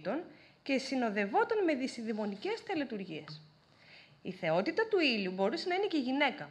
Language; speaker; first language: Greek; native; Greek